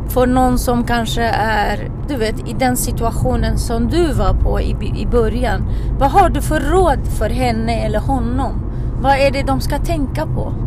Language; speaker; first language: Swedish; non-native, fluent; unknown